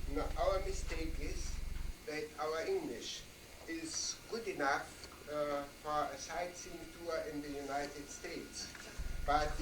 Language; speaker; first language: English; non-native, fluent; German